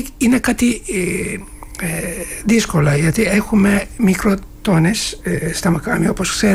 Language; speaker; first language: Greek; non-native, learner; Turkish